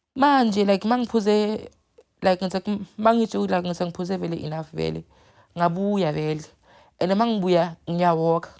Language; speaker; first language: Zulu; native; Zulu